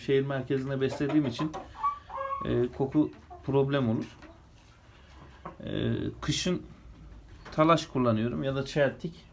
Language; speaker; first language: Turkish; native; Turkish